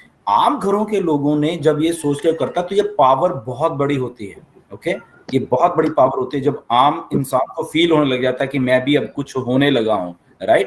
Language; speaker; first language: Hindi; native; Hindi